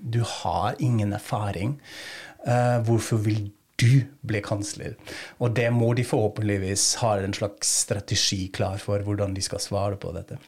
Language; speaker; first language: Norwegian; non-native, fluent; German